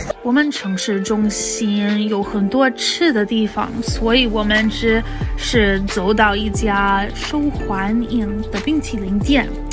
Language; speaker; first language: Chinese; non-native, fluent; English